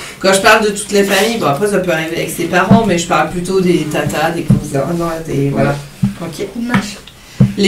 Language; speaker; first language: French; native; French